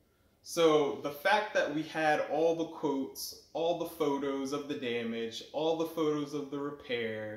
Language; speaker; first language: English; native; English